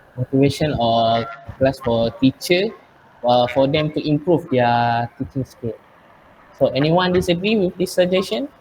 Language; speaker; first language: English; non-native, learner; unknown